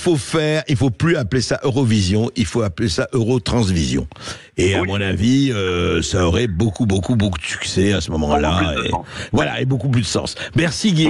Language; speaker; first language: French; native; French